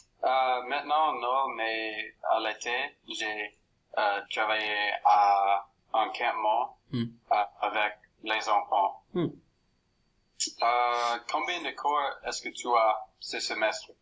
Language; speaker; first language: French; non-native, learner; English